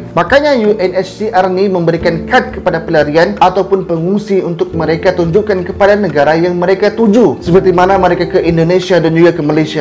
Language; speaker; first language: Malay; native; Malay